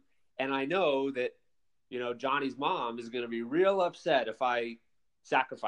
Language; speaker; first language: English; native; English